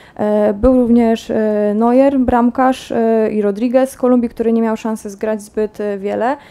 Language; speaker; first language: Polish; native; Polish